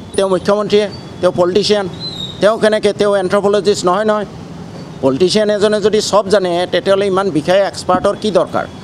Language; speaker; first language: Assamese; non-native, local second language; Bangla